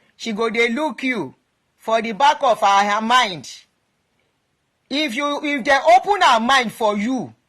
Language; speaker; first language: Nigerian Pidgin; non-native, local second language; Yoruba